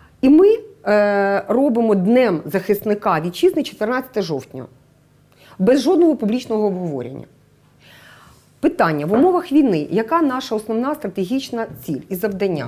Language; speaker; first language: Ukrainian; native; Ukrainian